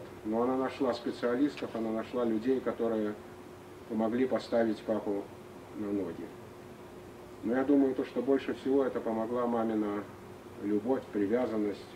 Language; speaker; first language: Russian; native; Russian